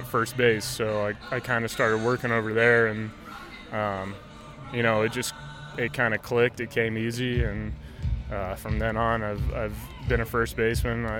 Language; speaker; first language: English; native; English